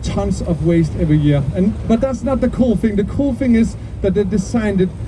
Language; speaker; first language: English; non-native, fluent; Danish